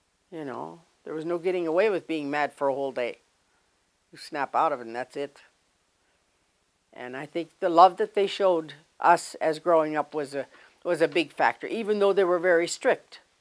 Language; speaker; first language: English; native; English